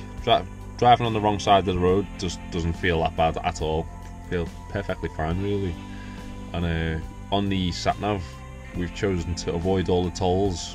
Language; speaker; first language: English; native; English